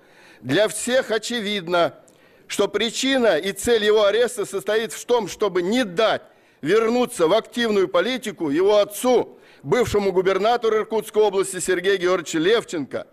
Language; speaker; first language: Russian; native; Russian